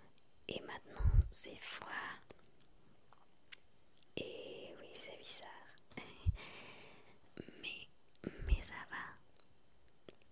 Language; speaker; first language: French; non-native, learner; Spanish